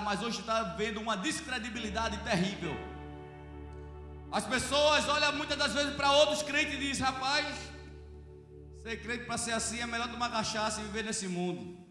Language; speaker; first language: Portuguese; native; Portuguese